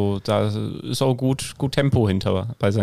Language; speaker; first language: German; native; German